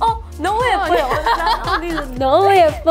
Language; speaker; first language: Korean; non-native, fluent; Japanese